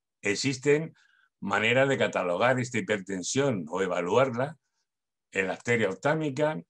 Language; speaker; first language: Spanish; native; Spanish